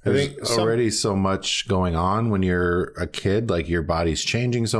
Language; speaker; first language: English; native; English